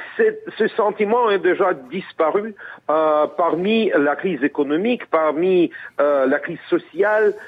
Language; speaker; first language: French; non-native, fluent; Russian